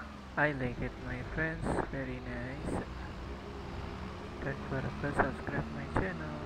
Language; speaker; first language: English; non-native, learner; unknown